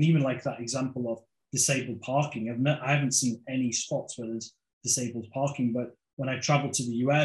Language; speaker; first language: English; native; English